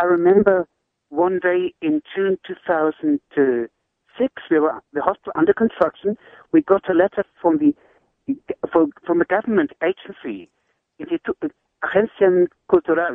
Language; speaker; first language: English; non-native, fluent; German